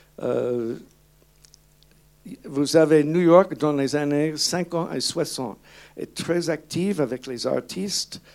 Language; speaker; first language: French; non-native, learner; English